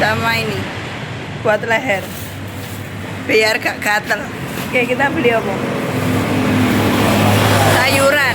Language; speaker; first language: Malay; non-native, local second language; Javanese